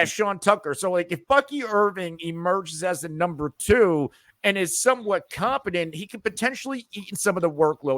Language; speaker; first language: English; native; English